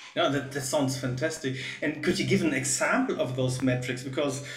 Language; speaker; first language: English; non-native, fluent; German